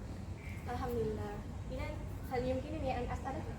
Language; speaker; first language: Arabic; non-native, learner; Indonesian